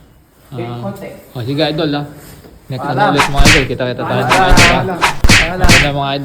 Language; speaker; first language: Filipino; native; Filipino